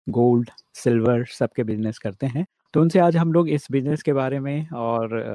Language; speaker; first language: Hindi; native; Hindi